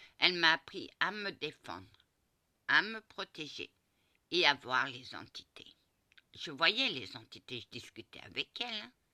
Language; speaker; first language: French; early bilingual, other home language; Portuguese